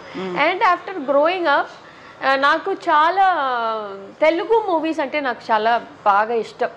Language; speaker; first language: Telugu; non-native, local second language; Tamil